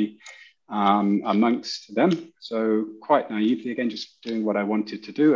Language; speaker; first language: English; native; English